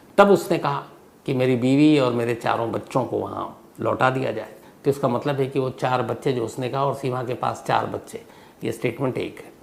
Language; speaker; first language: Hindi; native; Hindi